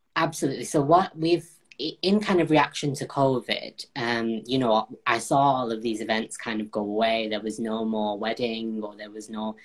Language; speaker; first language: English; native; English